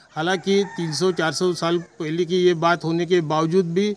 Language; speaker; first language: Hindi; non-native, local second language; Marathi